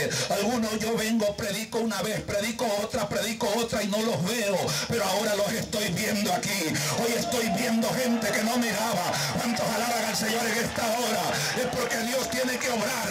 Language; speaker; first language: Spanish; native; Spanish